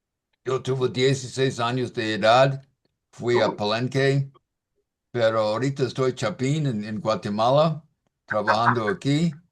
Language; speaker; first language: Spanish; non-native, fluent; English